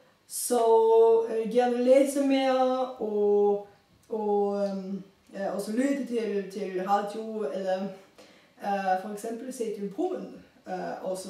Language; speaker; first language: Danish; non-native, fluent; Bulgarian